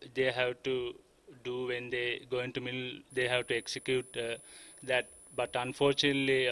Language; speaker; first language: English; non-native, local second language; Sinhala